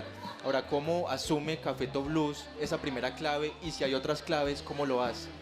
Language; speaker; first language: Spanish; native; Spanish